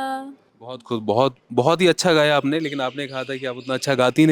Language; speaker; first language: Hindi; native; Hindi